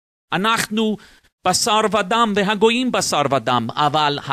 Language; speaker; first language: Hebrew; non-native, fluent; English